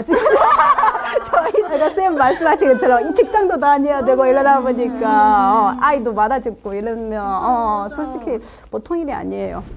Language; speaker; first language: Korean; non-native, fluent; Chinese